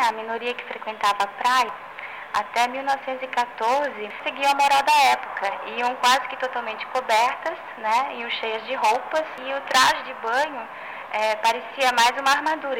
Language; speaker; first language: Portuguese; native; Portuguese